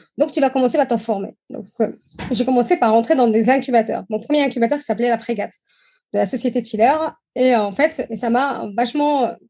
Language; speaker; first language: French; non-native, fluent; Arabic